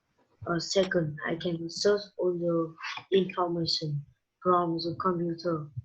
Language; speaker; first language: English; non-native, learner; Vietnamese